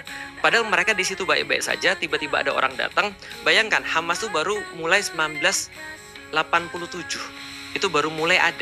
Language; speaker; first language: Indonesian; native; Indonesian